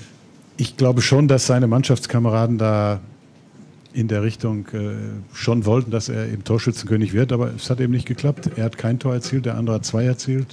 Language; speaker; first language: German; native; German